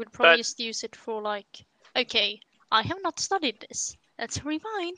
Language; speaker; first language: English; non-native, fluent; Swedish